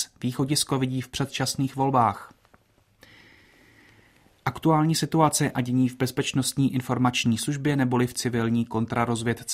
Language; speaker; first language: Czech; native; Czech